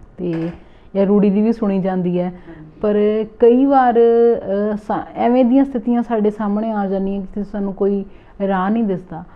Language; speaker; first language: Punjabi; native; Punjabi